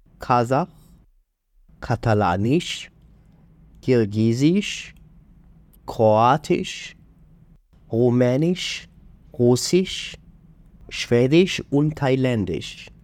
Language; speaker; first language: German; non-native, learner; Hebrew